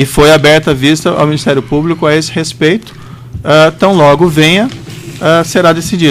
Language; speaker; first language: Portuguese; native; Portuguese